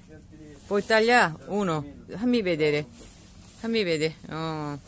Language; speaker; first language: Italian; non-native, learner; Korean